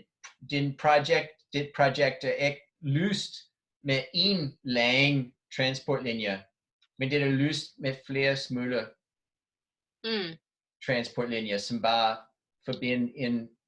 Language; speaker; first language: Danish; non-native, fluent; English